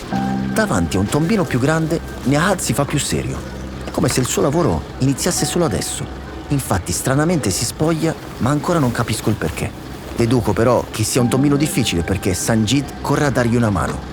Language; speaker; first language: Italian; native; Italian